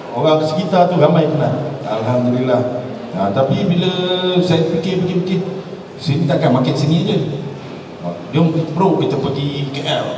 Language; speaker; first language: Malay; native; Malay